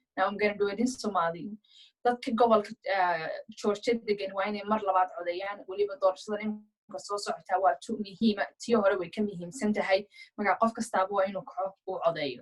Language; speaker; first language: Somali; early bilingual, heritage; Somali